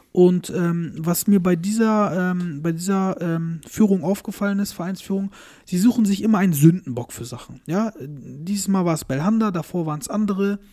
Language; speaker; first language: German; early bilingual, other home language; Turkish